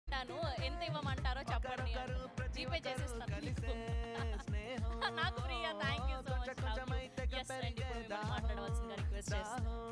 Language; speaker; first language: Telugu; native; Telugu